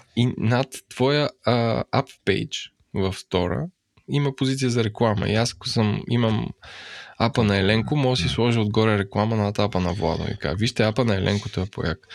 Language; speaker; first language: Bulgarian; native; Bulgarian